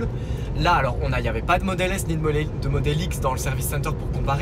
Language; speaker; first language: French; native; French